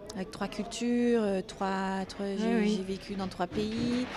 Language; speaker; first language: French; non-native, fluent; Dutch